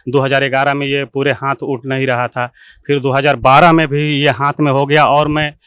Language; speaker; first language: Hindi; native; Hindi